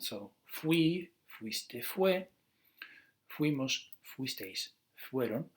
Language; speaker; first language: Spanish; non-native, fluent; Dutch